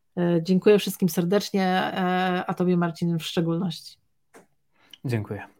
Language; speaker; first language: Polish; native; Polish